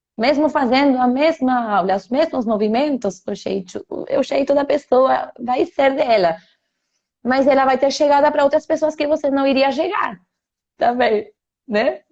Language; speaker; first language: Portuguese; non-native, fluent; Spanish